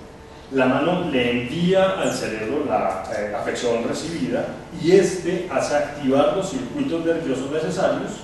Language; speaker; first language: Spanish; native; Spanish